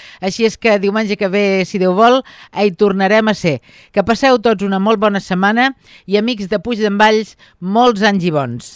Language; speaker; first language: Catalan; native; Catalan